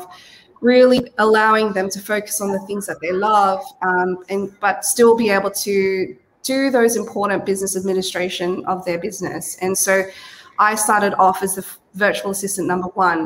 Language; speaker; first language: English; native; English